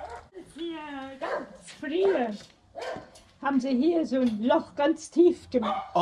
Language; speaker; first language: German; early bilingual, heritage; German